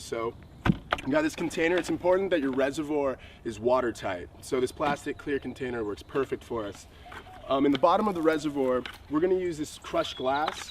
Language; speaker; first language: English; native; English